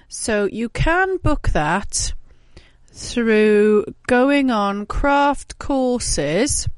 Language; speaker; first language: English; native; English